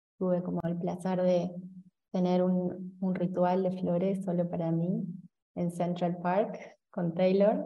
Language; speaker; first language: Spanish; native; Spanish